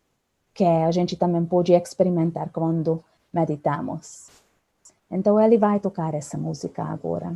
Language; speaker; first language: Portuguese; non-native, fluent; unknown